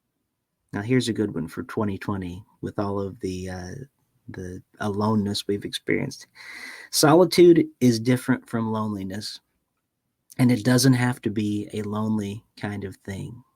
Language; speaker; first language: English; native; English